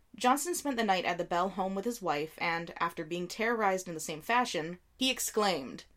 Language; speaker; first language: English; native; English